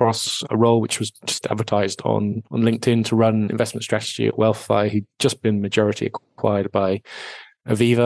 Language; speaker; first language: English; native; English